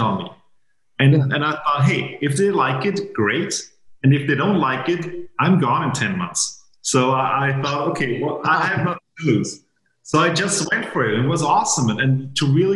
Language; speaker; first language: English; non-native, fluent; German